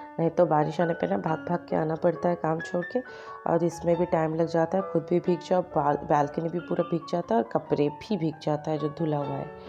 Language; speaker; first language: Hindi; non-native, local second language; Bangla